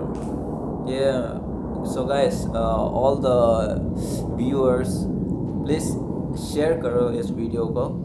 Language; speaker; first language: Hindi; non-native, local second language; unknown